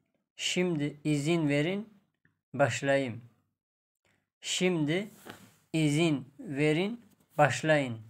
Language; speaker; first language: Turkish; non-native, fluent; Persian